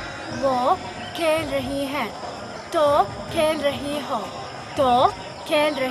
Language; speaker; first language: Hindi; non-native, fluent; Arabic